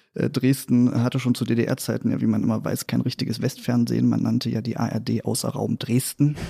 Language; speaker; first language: German; native; German